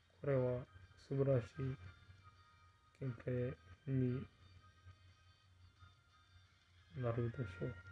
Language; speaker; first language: Japanese; non-native, learner; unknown